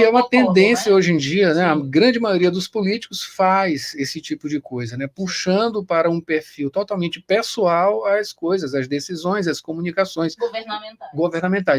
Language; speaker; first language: Portuguese; native; Portuguese